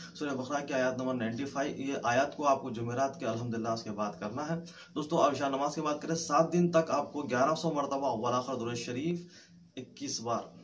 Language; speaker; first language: Urdu; native; Urdu